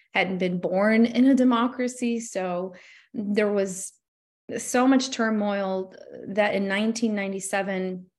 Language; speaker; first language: English; non-native, fluent; Albanian